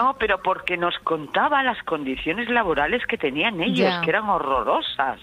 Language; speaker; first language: Spanish; native; Spanish